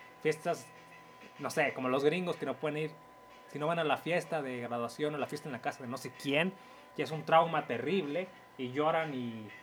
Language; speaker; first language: Spanish; native; Spanish